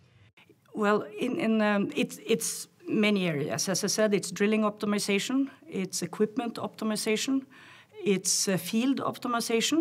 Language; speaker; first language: English; non-native, fluent; Norwegian